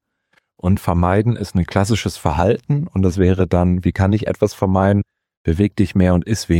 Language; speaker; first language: German; native; German